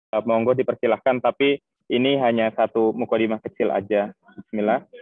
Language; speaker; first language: Indonesian; native; Indonesian